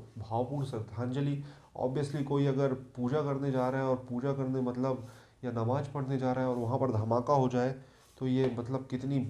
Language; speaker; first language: Hindi; native; Hindi